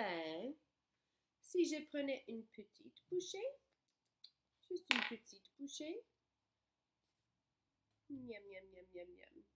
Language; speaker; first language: French; non-native, fluent; English